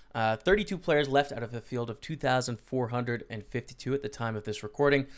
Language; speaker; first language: English; native; English